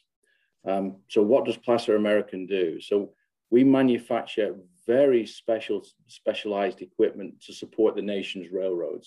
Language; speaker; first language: English; native; English